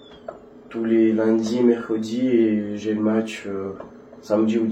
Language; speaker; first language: French; early bilingual, other home language; Russian